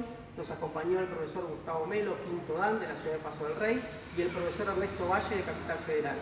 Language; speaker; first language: Spanish; native; Spanish